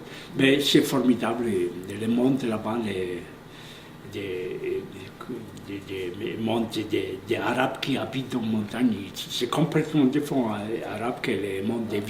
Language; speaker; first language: French; non-native, fluent; Polish